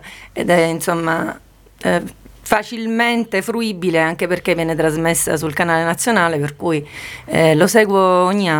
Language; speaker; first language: Italian; native; Italian